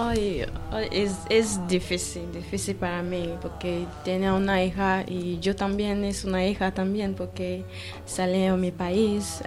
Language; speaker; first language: Spanish; non-native, learner; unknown